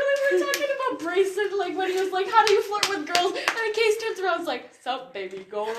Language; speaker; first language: English; native; English